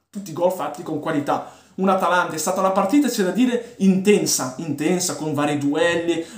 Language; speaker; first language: Italian; early bilingual, other home language; Arabic